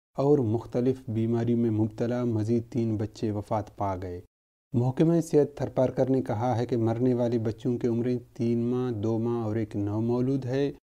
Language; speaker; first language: Urdu; non-native, local second language; Baluchi